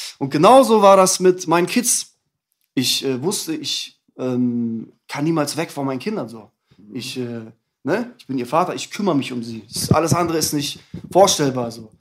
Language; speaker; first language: German; native; German